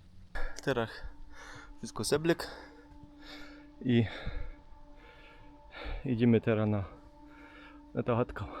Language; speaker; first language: Polish; non-native, local second language; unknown